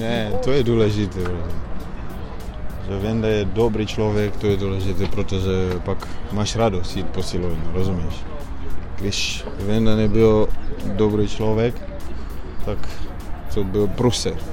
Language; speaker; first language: Czech; non-native, fluent; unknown